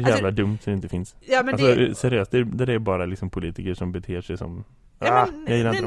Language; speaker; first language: Swedish; native; Swedish